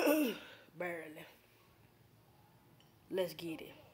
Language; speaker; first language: English; native; English